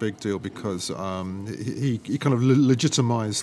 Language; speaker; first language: English; native; English